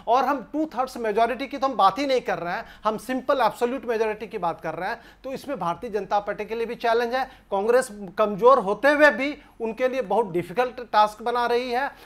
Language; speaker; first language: Hindi; native; Hindi